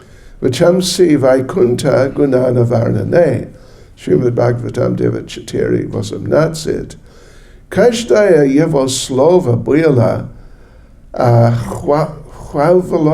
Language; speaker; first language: Russian; non-native, learner; English